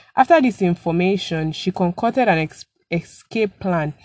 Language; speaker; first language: English; non-native, local second language; Yoruba